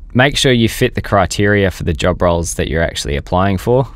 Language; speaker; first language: English; native; English